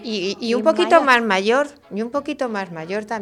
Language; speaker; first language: Spanish; native; Spanish